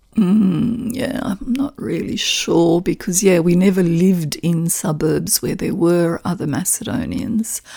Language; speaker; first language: English; non-native, fluent; Macedonian